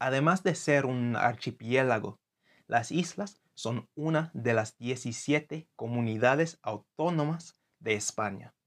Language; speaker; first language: Spanish; non-native, fluent; English